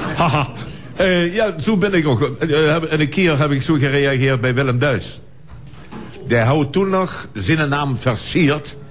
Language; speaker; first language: Dutch; non-native, local second language; Limburgish